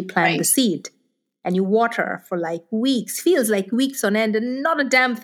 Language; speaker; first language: English; non-native, local second language; Bangla